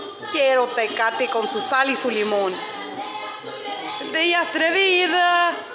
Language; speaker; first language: Spanish; early bilingual, heritage; Spanish